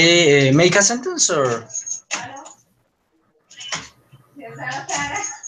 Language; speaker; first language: English; non-native, learner; Spanish